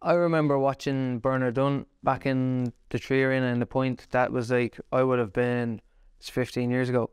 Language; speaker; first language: English; native; English